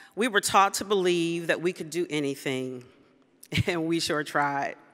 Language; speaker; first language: English; native; English